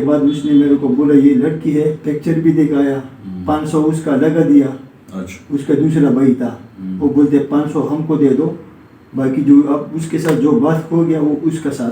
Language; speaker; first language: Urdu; non-native, local second language; Pashto